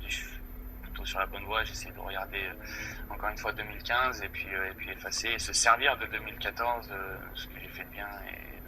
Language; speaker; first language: French; native; French